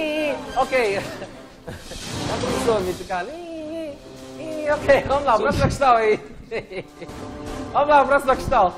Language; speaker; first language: Portuguese; native; Portuguese